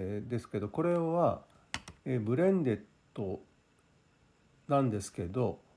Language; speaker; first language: Japanese; native; Japanese